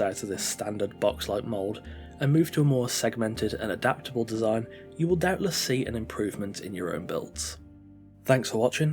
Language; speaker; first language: English; native; English